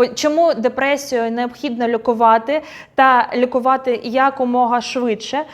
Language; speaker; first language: Ukrainian; non-native, local second language; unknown